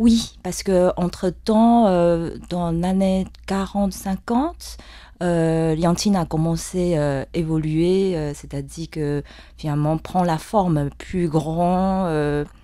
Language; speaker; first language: French; non-native, fluent; Chinese